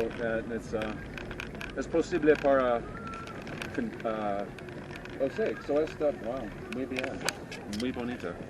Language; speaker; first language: Spanish; non-native, learner; English